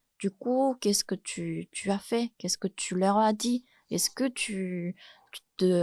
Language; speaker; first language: French; non-native, fluent; Chinese